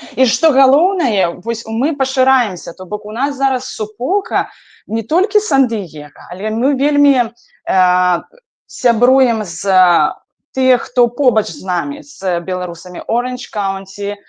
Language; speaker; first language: Belarusian; native; Belarusian